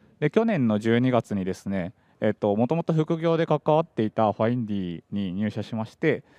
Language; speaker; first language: Japanese; native; Japanese